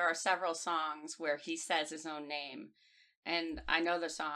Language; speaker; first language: English; native; English